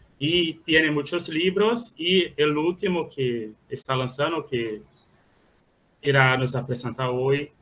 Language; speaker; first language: Spanish; non-native, fluent; Portuguese